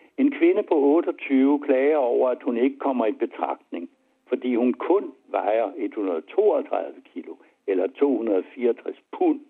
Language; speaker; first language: Danish; native; Danish